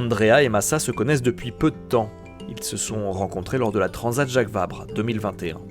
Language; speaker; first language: French; native; French